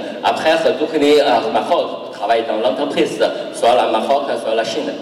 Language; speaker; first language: French; non-native, learner; Chinese